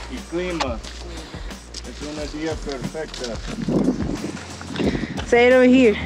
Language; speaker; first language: Spanish; non-native, learner; English